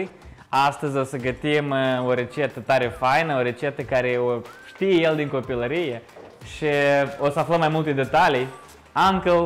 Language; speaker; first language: Romanian; native; Romanian